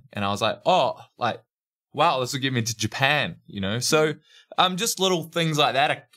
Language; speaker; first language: English; native; English